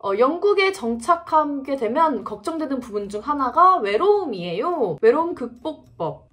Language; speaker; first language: Korean; native; Korean